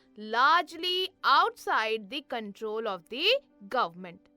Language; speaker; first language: English; non-native, local second language; Hindi